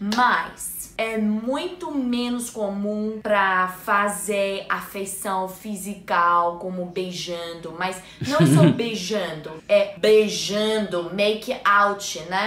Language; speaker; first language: Portuguese; non-native, learner; English